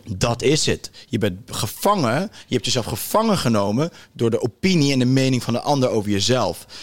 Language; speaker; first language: Dutch; native; Dutch